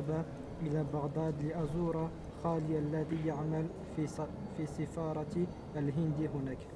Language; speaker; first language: Arabic; non-native, learner; French